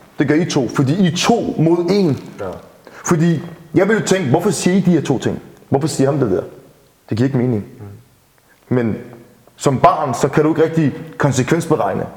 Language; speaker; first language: Danish; native; Danish